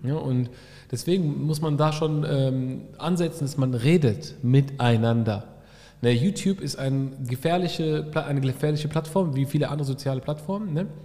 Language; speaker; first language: German; early bilingual, other home language; Arabic